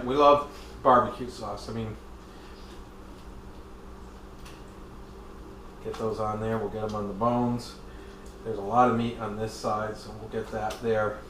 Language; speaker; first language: English; native; English